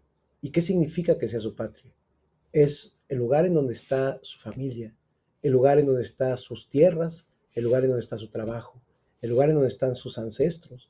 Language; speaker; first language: Spanish; native; Spanish